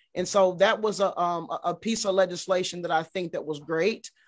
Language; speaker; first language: English; native; English